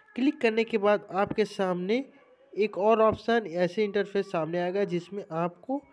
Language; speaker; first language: Hindi; native; Hindi